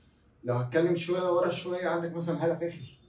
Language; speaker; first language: Arabic; native; Arabic